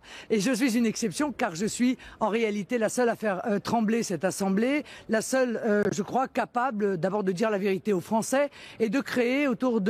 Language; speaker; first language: French; native; French